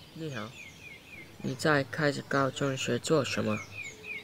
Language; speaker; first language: Chinese; non-native, learner; English